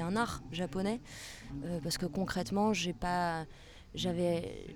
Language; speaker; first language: French; native; French